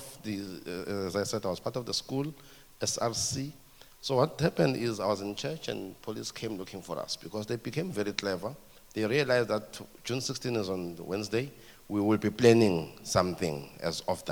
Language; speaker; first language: English; non-native, local second language; Zulu